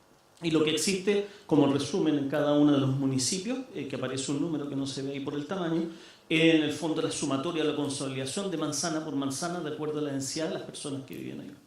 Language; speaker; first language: Spanish; native; Spanish